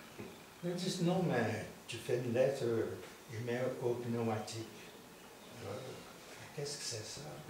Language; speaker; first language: French; non-native, fluent; Portuguese